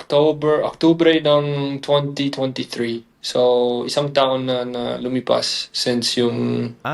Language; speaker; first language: Filipino; non-native, fluent; English